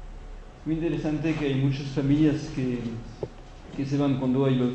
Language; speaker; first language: Spanish; non-native, fluent; French